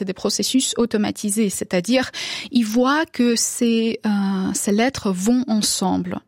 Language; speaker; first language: French; non-native, fluent; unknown